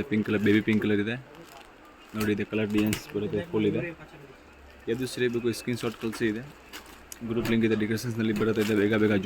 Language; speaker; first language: Kannada; non-native, local second language; Hindi